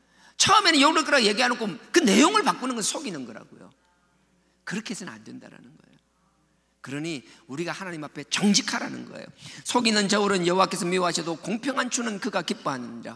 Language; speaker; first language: Korean; native; Korean